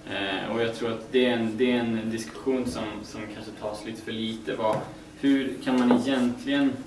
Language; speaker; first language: Swedish; native; Swedish